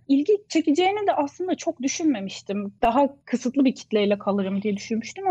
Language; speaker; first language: Turkish; native; Turkish